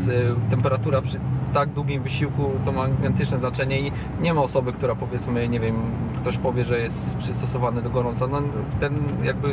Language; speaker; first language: Polish; native; Polish